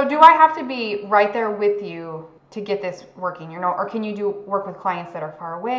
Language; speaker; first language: English; native; English